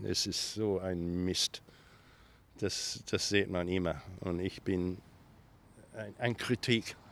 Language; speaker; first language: German; early bilingual, heritage; German